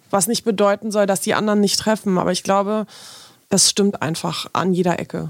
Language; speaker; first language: German; early bilingual, other home language; Polish